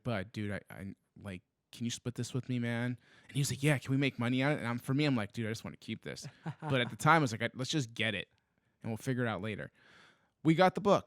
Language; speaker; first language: English; native; English